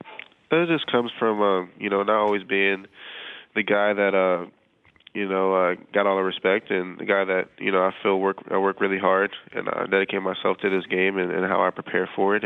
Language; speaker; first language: English; native; English